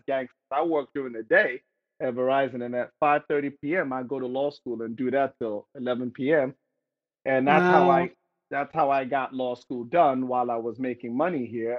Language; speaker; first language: English; non-native, local second language; Igbo